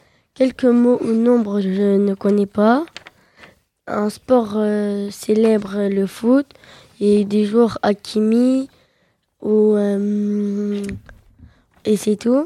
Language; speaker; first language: French; early bilingual, other home language; Arabic